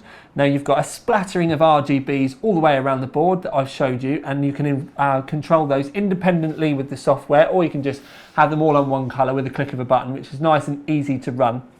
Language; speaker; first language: English; native; English